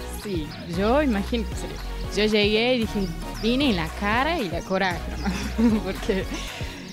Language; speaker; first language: Spanish; non-native, fluent; Portuguese